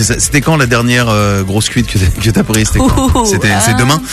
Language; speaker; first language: French; native; French